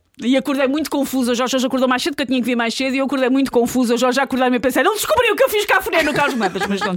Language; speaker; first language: Portuguese; native; Portuguese